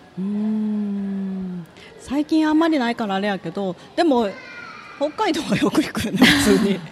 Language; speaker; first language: Japanese; native; Japanese